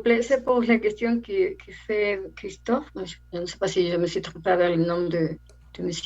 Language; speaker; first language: French; non-native, learner; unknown